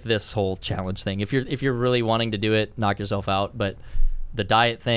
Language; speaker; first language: English; native; English